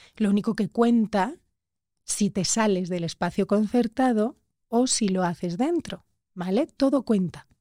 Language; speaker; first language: Spanish; native; Spanish